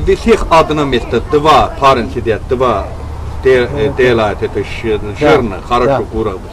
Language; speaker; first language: Russian; non-native, learner; Azerbaijani